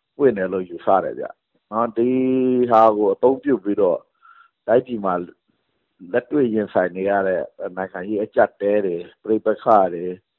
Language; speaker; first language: Burmese; non-native, local second language; Pa'o Karen